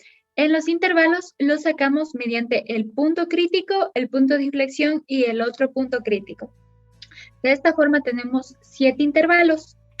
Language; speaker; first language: Spanish; native; Spanish